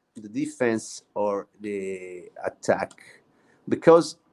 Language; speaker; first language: English; non-native, fluent; Italian